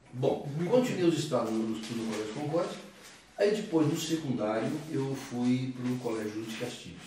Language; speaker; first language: Portuguese; early bilingual, other home language; Italian